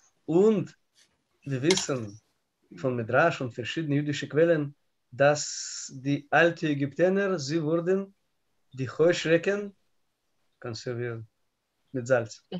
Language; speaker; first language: German; non-native, learner; Russian